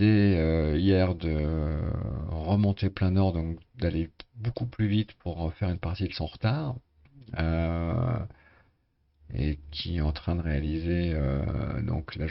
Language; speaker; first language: French; native; French